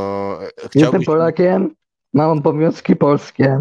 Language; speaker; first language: Polish; early bilingual, heritage; Polish